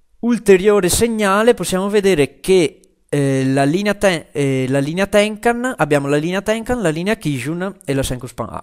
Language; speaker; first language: Italian; native; Italian